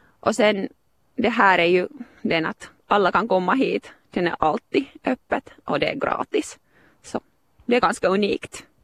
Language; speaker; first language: Swedish; non-native, local second language; Finnish